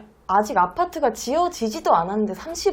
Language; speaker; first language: Korean; native; Korean